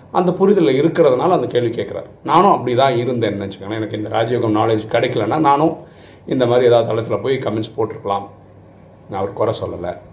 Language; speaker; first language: Tamil; non-native, local second language; Malayalam